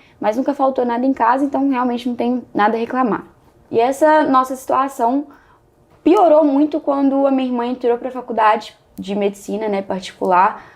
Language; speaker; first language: Portuguese; native; Portuguese